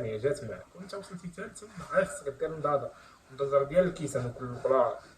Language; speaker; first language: Arabic; native; Arabic